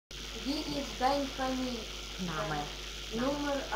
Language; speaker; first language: German; non-native, learner; Russian